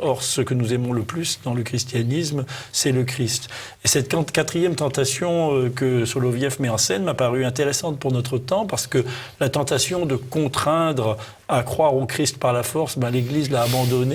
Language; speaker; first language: French; native; French